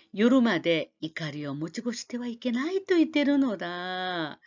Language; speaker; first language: Japanese; non-native, fluent; Korean